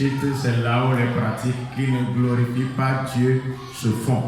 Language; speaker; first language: French; non-native, local second language; Ewe